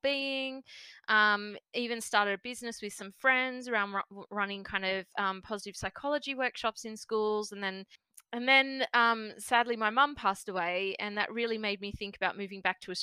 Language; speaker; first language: English; native; English